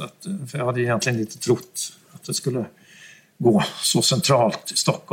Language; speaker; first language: Swedish; native; Swedish